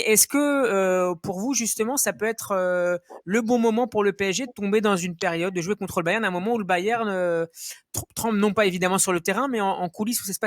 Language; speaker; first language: French; native; French